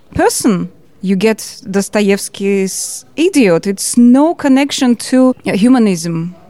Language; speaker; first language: English; non-native, learner; Georgian